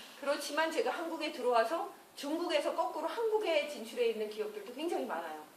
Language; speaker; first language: Korean; native; Korean